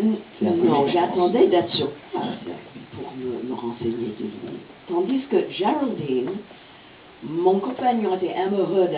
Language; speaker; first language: French; non-native, fluent; English